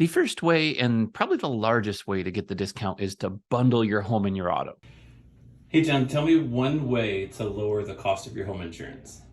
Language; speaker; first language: English; native; English